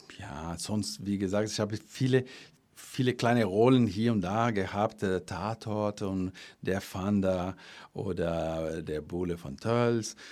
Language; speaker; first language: German; non-native, fluent; Portuguese